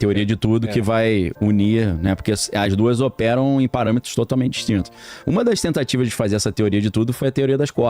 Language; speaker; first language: Portuguese; native; Portuguese